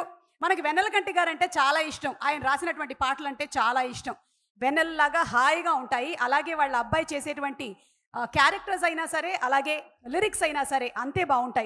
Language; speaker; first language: Telugu; native; Telugu